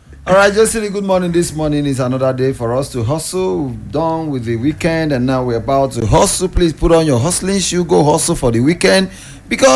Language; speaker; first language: English; non-native, local second language; Igbo